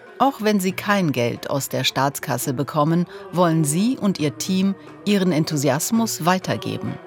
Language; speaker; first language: German; native; German